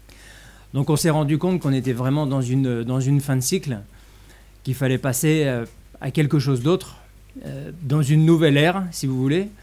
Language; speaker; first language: French; native; French